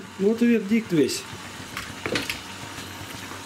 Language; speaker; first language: Russian; native; Russian